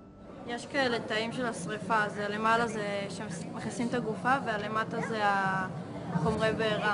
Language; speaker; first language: Hebrew; native; Hebrew